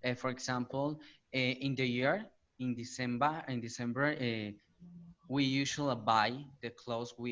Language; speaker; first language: English; non-native, learner; Spanish